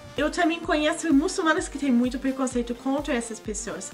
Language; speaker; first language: Portuguese; non-native, fluent; English